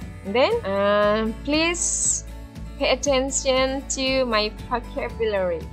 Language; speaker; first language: English; non-native, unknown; Indonesian